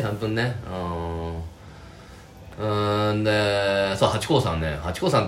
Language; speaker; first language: Japanese; native; Japanese